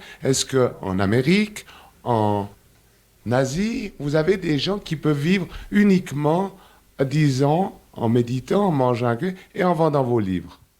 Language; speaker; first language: French; native; French